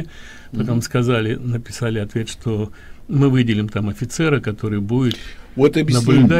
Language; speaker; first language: Russian; native; Russian